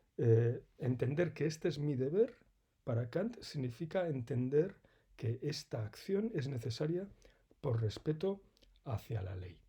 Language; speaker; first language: Spanish; native; Spanish